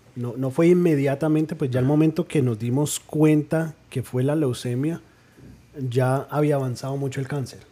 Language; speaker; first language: Spanish; early bilingual, heritage; Spanish